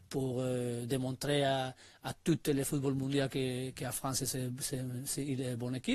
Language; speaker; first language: French; non-native, learner; Spanish